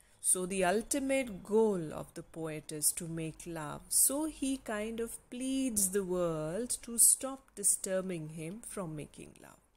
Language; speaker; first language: English; non-native, local second language; Punjabi